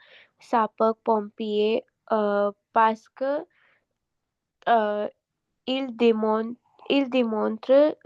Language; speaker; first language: French; non-native, learner; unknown